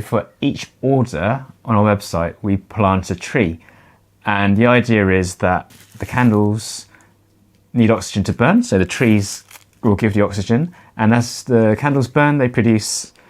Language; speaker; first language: English; native; English